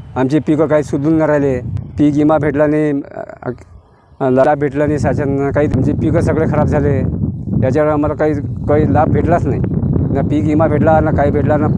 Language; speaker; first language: Marathi; native; Marathi